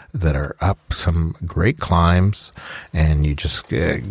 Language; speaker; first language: English; native; English